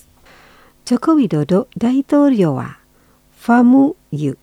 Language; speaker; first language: Japanese; non-native, fluent; Indonesian